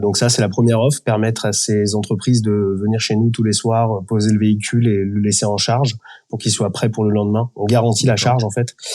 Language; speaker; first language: French; native; French